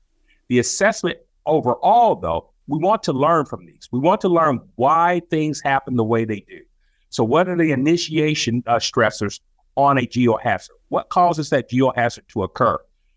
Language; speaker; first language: English; native; English